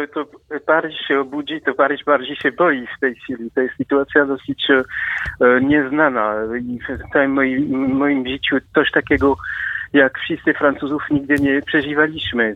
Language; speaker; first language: Polish; non-native, fluent; French